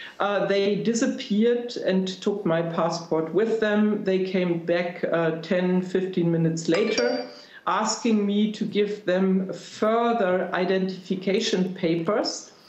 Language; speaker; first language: English; non-native, fluent; German